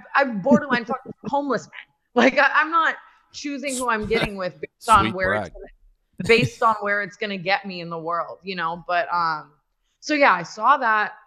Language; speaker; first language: English; native; English